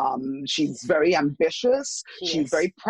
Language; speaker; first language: English; native; English